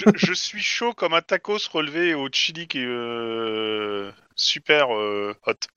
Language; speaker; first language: French; native; French